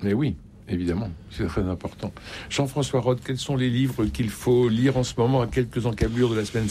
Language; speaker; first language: French; native; French